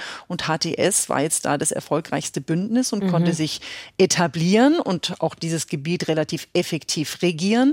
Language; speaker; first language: German; native; German